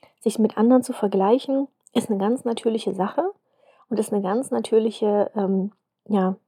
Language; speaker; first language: German; native; German